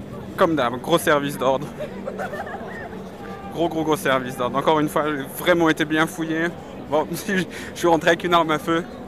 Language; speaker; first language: French; native; French